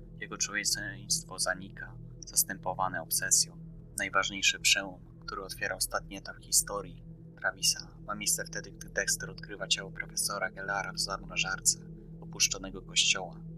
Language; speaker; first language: Polish; native; Polish